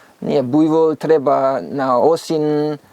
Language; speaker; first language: Ukrainian; non-native, learner; German